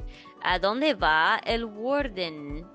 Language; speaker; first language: Spanish; non-native, fluent; English